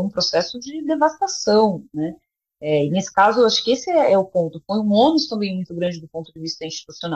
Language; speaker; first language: Portuguese; native; Portuguese